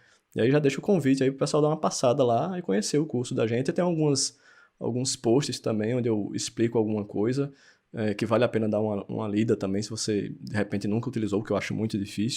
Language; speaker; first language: Portuguese; native; Portuguese